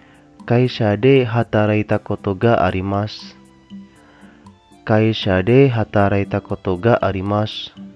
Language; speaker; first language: Japanese; non-native, fluent; Indonesian